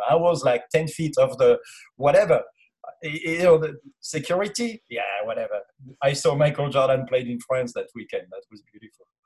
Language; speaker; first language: English; non-native, fluent; French